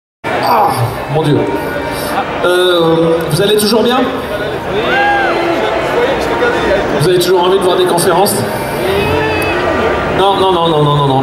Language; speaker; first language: French; native; French